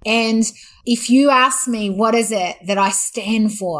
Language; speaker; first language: English; native; English